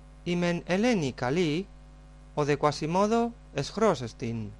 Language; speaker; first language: Greek; non-native, fluent; Spanish